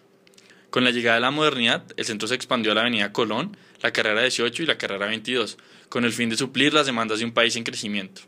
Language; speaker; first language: Spanish; native; Spanish